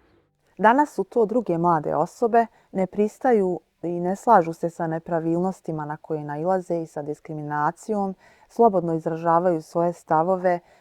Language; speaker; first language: Bosnian; native; Bosnian